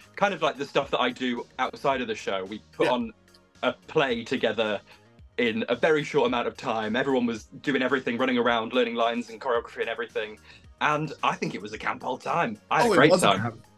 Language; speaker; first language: English; native; English